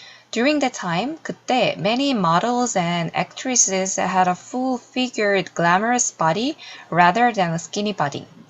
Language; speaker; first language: English; non-native, fluent; Korean